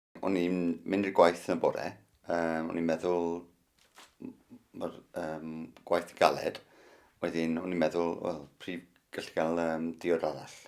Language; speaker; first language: Welsh; non-native, learner; English